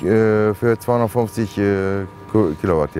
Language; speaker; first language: German; non-native, fluent; Turkish